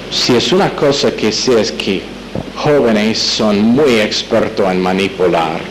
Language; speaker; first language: Spanish; non-native, fluent; English